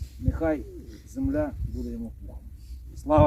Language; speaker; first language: Ukrainian; native; Ukrainian